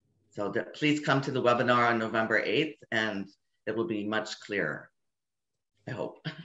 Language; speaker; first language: English; native; English